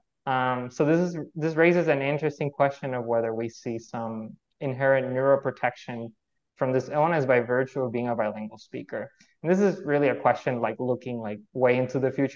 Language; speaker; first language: English; non-native, fluent; Spanish